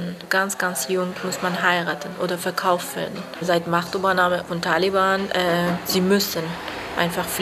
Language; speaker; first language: German; non-native, fluent; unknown